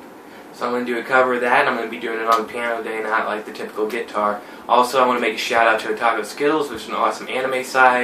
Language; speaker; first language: English; native; English